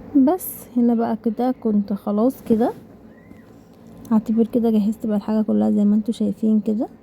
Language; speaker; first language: Arabic; native; Arabic